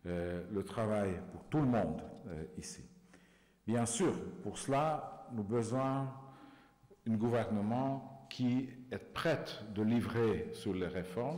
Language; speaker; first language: French; non-native, fluent; Hungarian